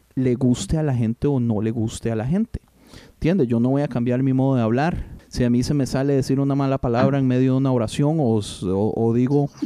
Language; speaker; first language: Spanish; native; Spanish